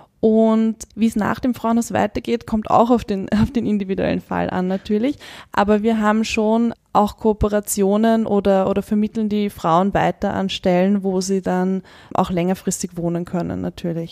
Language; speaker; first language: German; native; German